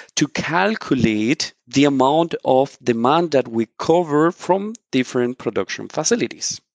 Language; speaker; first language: English; non-native, fluent; Spanish